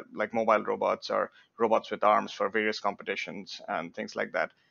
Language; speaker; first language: English; non-native, local second language; Bangla